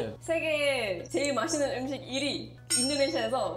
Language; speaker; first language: Korean; non-native, fluent; Indonesian